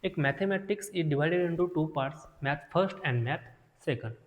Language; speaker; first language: Hindi; non-native, local second language; Marathi